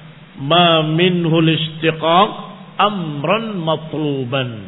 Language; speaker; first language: Arabic; non-native, fluent; Indonesian